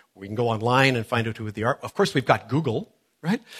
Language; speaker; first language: English; native; English